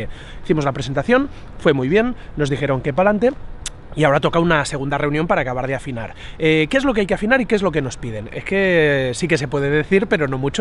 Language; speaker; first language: Spanish; native; Spanish